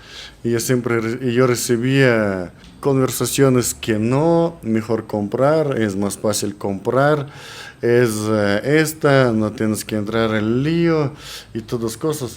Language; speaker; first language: Spanish; non-native, learner; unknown